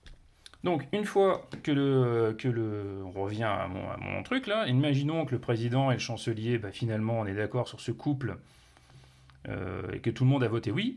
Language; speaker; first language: French; native; French